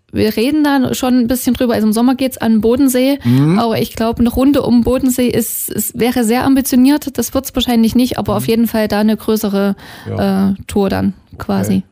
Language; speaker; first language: German; native; German